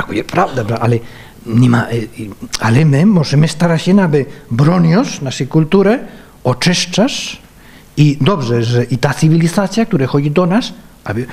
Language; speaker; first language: Polish; non-native, fluent; Spanish